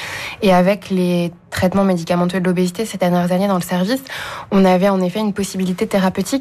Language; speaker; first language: French; native; French